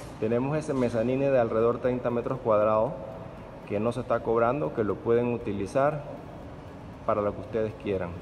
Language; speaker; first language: Spanish; native; Spanish